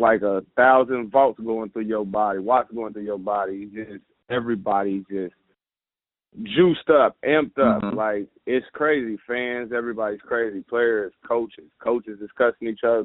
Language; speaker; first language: English; native; English